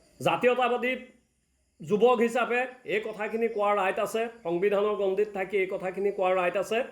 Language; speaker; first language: Assamese; native; Assamese